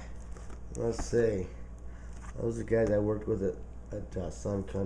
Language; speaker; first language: English; native; English